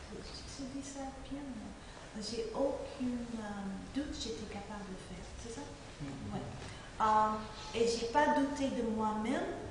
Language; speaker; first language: French; non-native, fluent; English